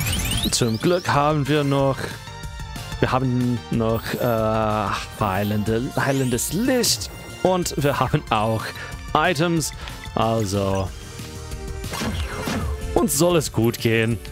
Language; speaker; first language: German; non-native, fluent; English